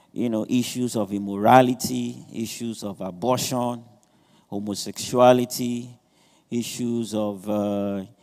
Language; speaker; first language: English; non-native, local second language; Yoruba